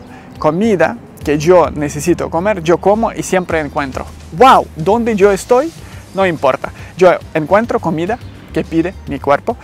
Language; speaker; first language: Spanish; non-native, learner; Ukrainian